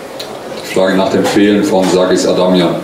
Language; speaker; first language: German; native; German